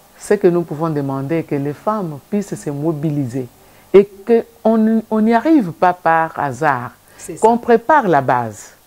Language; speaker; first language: French; non-native, local second language; Lingala